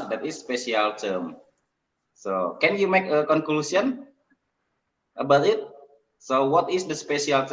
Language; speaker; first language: English; non-native, learner; Indonesian